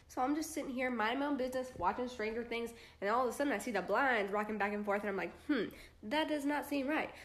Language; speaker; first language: English; native; English